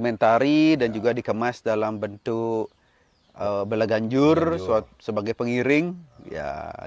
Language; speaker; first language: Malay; non-native, local second language; Balinese